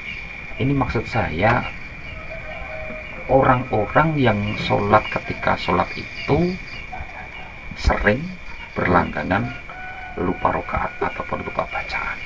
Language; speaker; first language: Indonesian; non-native, local second language; Javanese